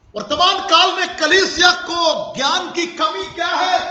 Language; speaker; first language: Hindi; non-native, local second language; Malayalam